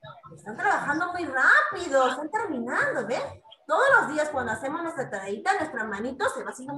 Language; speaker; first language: Spanish; native; Spanish